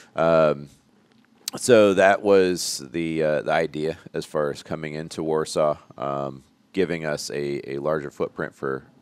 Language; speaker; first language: English; native; English